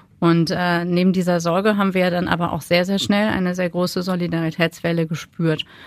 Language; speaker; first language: German; native; German